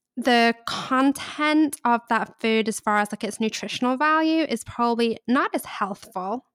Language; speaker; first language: English; native; English